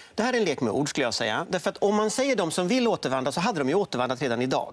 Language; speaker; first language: Swedish; native; Swedish